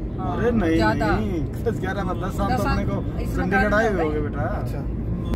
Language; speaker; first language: Hindi; native; Hindi